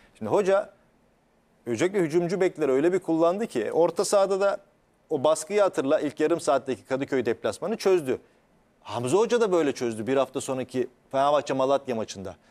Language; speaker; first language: Turkish; native; Turkish